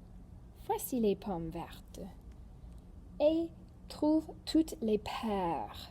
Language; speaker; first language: French; non-native, fluent; English